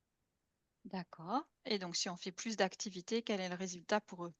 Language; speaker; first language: French; native; French